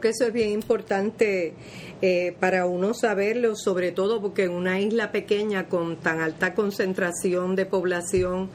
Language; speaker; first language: Spanish; native; Spanish